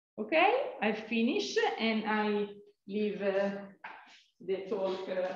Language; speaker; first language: English; non-native, fluent; Italian